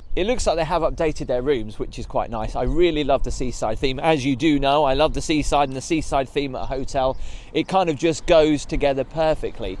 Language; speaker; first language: English; native; English